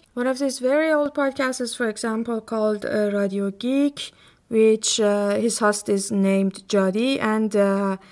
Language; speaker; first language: English; non-native, fluent; Persian